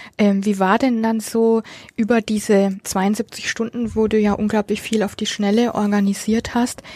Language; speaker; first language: German; native; German